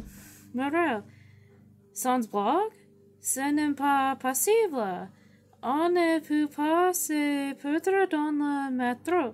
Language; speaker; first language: French; non-native, learner; English